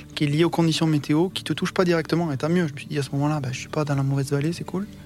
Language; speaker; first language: French; native; French